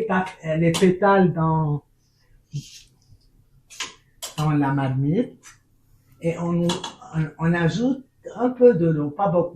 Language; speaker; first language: French; non-native, local second language; Arabic